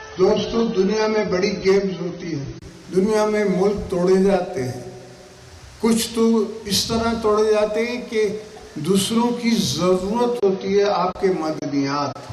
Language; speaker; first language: Urdu; non-native, local second language; Saraiki